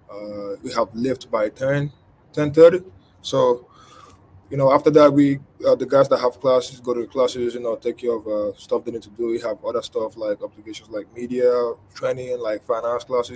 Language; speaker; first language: English; non-native, local second language; Igbo